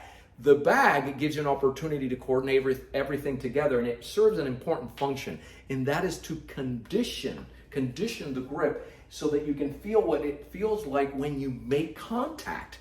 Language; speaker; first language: English; native; English